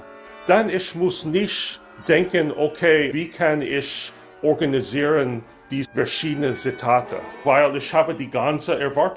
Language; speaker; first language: German; non-native, learner; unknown